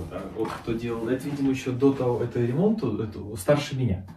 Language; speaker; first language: Russian; native; Russian